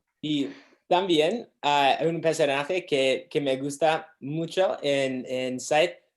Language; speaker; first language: Spanish; non-native, learner; English